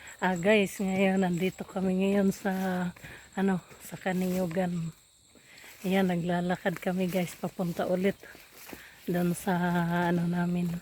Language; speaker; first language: Filipino; non-native, local second language; Waray